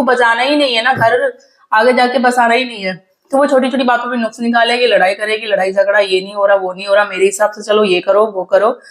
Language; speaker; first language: Hindi; native; Hindi